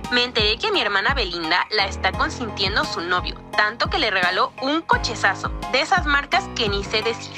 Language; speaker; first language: Spanish; native; Spanish